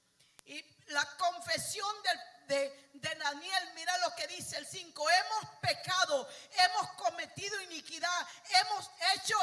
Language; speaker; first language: Spanish; native; Spanish